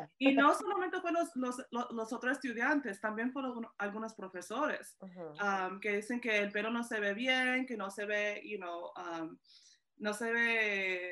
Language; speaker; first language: Spanish; early bilingual, heritage; Spanish